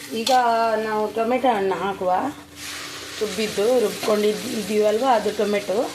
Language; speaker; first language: Kannada; non-native, local second language; Tulu